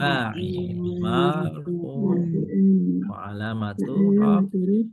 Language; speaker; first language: Arabic; non-native, fluent; Indonesian